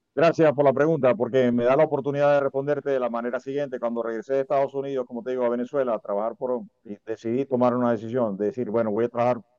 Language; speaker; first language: Spanish; native; Spanish